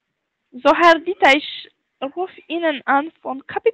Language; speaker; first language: German; non-native, learner; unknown